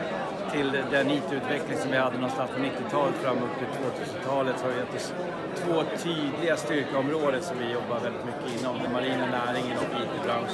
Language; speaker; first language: Swedish; native; Swedish